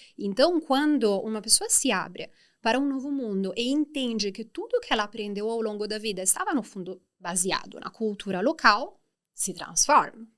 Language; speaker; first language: Portuguese; non-native, fluent; Italian